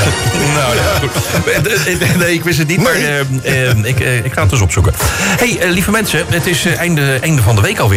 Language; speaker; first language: Dutch; native; Dutch